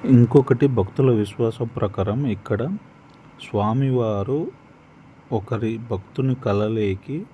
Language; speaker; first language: Telugu; native; Telugu